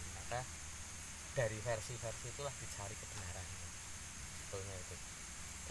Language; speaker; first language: Indonesian; native; Indonesian